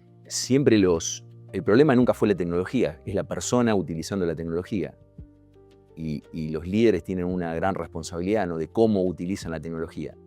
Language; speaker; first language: Spanish; native; Spanish